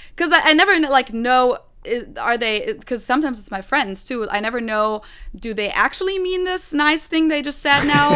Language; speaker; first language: English; non-native, fluent; German